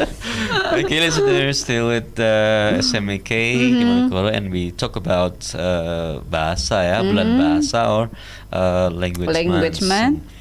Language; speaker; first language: English; non-native, learner; Indonesian